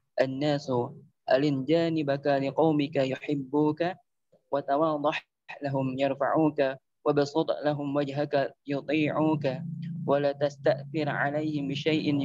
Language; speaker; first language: Arabic; non-native, learner; Indonesian